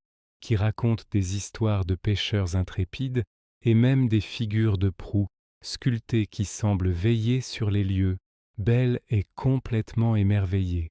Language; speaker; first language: French; native; French